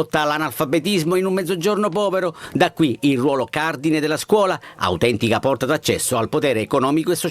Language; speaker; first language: Italian; native; Italian